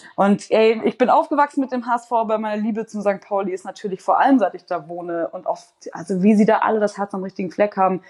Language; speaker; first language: German; native; German